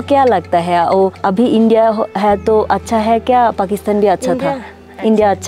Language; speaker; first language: Hindi; non-native, learner; Bangla